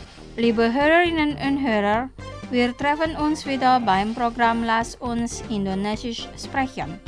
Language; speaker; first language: German; non-native, fluent; Indonesian